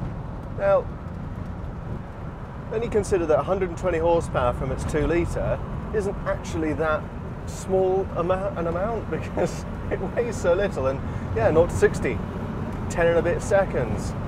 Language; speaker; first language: English; native; English